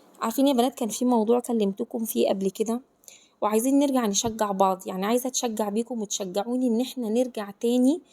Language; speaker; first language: Egyptian Arabic; native; Egyptian Arabic